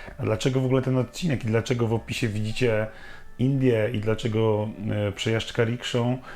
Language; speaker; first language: Polish; native; Polish